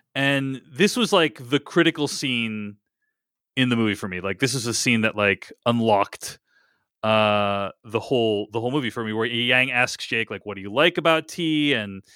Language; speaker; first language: English; early bilingual, other home language; Chinese